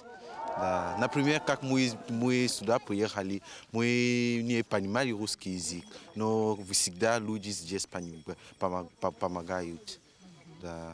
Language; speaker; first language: Russian; non-native, learner; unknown